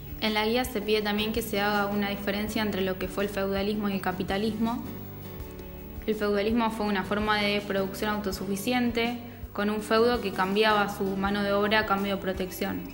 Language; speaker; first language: Spanish; native; Spanish